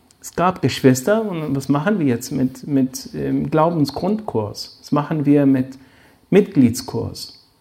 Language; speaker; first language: German; non-native, fluent; Arabic